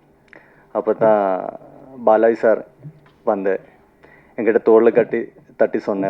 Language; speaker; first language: Tamil; non-native, fluent; Malayalam